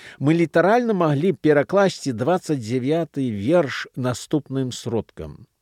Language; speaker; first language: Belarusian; native; Belarusian